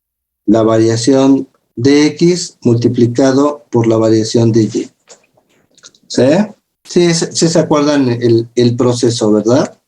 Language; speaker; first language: Spanish; native; Spanish